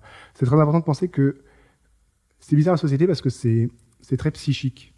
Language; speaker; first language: French; native; French